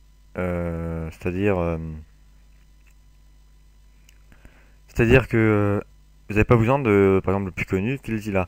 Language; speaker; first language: French; native; French